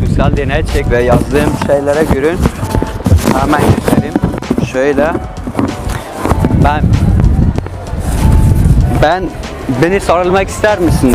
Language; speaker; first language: Turkish; non-native, learner; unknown